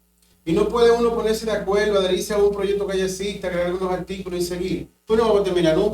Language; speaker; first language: Spanish; native; Spanish